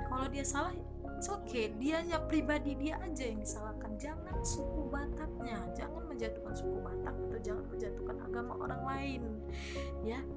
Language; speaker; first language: Indonesian; native; Indonesian